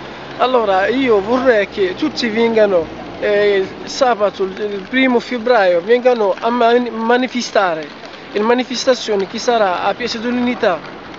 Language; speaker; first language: Italian; non-native, fluent; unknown